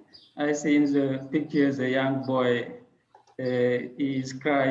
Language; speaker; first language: English; non-native, learner; French